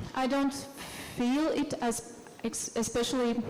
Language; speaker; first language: English; non-native, fluent; Latvian